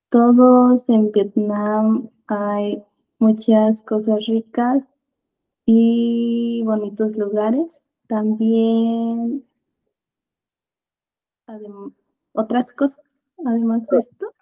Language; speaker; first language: Spanish; non-native, learner; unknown